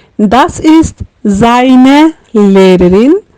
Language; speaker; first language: German; non-native, fluent; Turkish